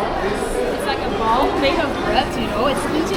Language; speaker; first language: English; non-native, fluent; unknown